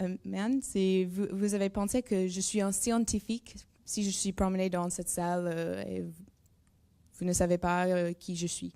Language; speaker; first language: French; non-native, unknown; English